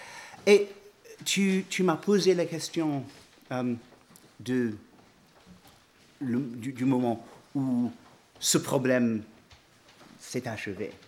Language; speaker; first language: French; non-native, fluent; English